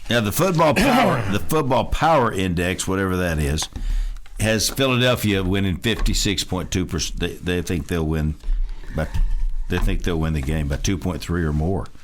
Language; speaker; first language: English; native; English